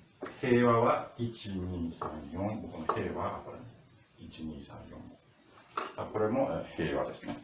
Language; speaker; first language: Japanese; non-native, fluent; Russian